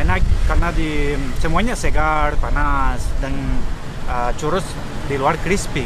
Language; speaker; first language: Indonesian; non-native, learner; Spanish